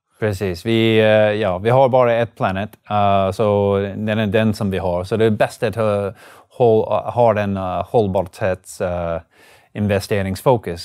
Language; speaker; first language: Swedish; non-native, learner; English